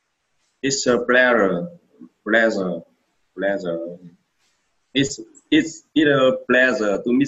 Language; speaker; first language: English; non-native, learner; Vietnamese